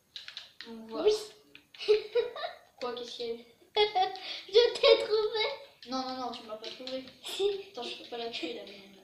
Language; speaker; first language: French; native; French